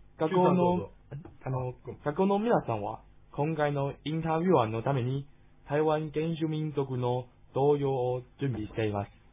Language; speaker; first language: Japanese; non-native, learner; Chinese